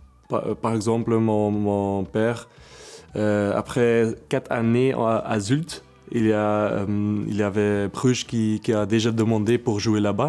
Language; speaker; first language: French; non-native, local second language; Dutch